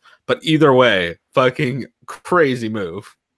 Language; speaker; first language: English; native; English